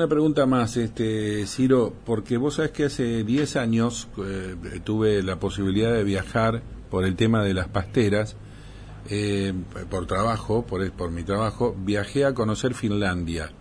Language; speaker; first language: Spanish; native; Spanish